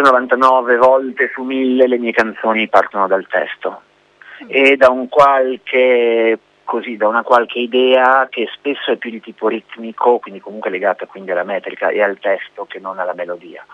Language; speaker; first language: Italian; native; Italian